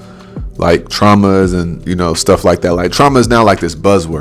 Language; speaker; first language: English; native; English